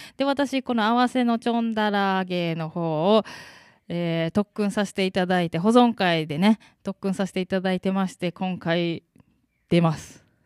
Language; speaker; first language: Japanese; native; Japanese